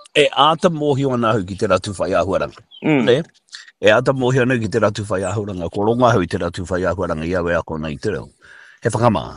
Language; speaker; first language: Māori; non-native, local second language; English